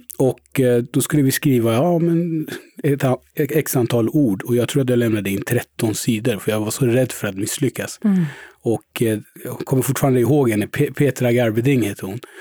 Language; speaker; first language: Swedish; early bilingual, other home language; Persian